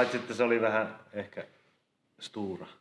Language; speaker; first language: Finnish; native; Finnish